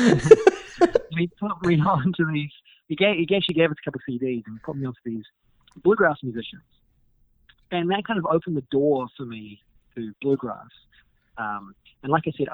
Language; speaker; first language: English; native; English